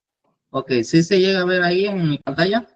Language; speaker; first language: Spanish; native; Spanish